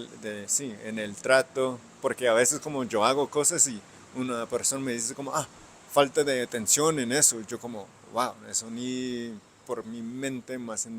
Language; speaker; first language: Spanish; non-native, fluent; English